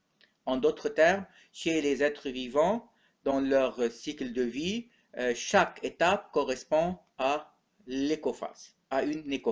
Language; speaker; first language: French; non-native, local second language; Arabic